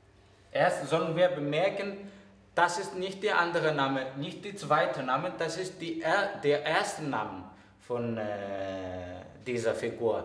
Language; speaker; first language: German; non-native, fluent; Greek